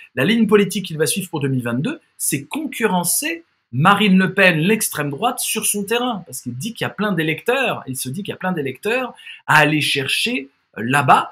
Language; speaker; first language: French; native; French